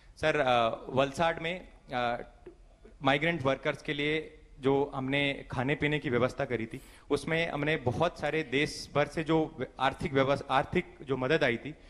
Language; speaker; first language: Hindi; native; Hindi